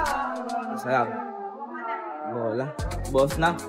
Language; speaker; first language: Filipino; non-native, learner; Spanish